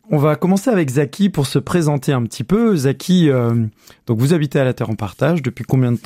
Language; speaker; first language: French; native; French